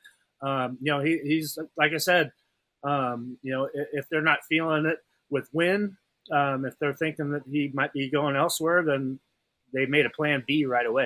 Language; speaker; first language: English; native; English